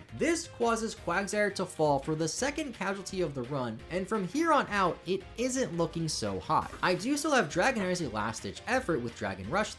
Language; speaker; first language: English; native; English